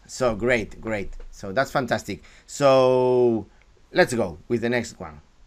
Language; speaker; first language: English; non-native, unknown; Galician